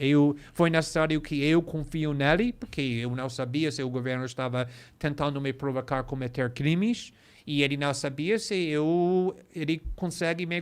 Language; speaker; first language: Portuguese; non-native, fluent; English